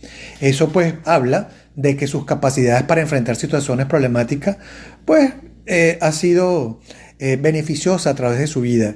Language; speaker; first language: Spanish; native; Spanish